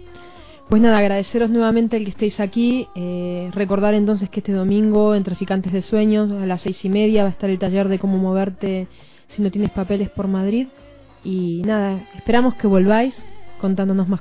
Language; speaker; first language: Spanish; native; Spanish